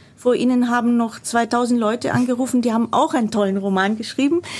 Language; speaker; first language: German; non-native, fluent; Greek